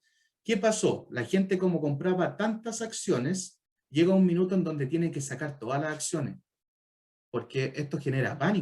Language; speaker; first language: Spanish; native; Spanish